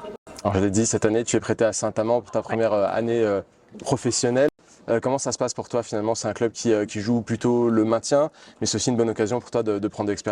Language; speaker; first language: French; native; French